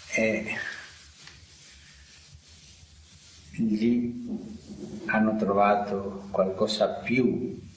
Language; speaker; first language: Italian; early bilingual, heritage; Italian